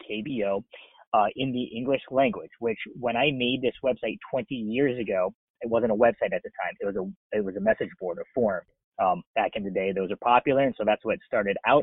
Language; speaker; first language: English; native; English